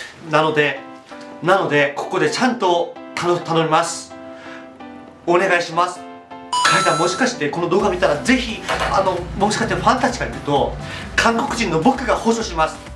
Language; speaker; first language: Japanese; non-native, fluent; Korean